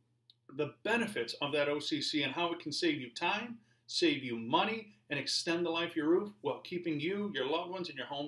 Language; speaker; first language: English; native; English